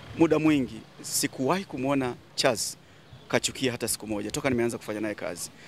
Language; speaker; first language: Swahili; native; Swahili